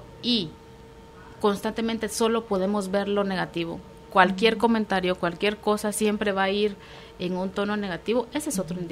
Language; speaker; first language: Spanish; native; Spanish